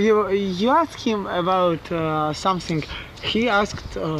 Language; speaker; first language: English; non-native, learner; Russian